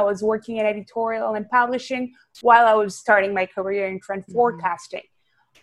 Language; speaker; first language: English; non-native, fluent; Spanish